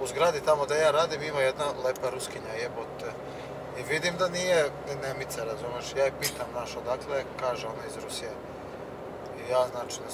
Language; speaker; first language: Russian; non-native, learner; Serbian